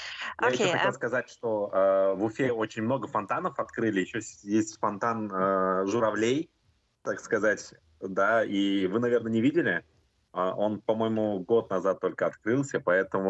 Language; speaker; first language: Russian; native; Russian